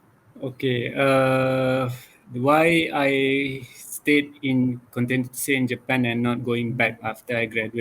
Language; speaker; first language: English; non-native, local second language; Malay